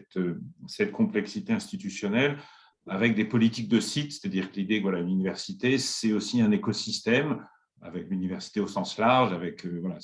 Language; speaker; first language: French; native; French